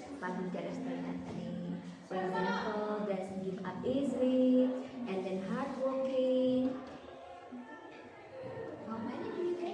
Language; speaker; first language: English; non-native, learner; Indonesian